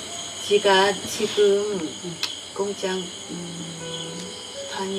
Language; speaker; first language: Korean; non-native, learner; Vietnamese